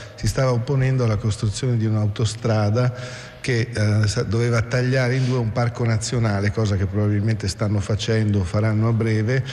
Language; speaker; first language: Italian; native; Italian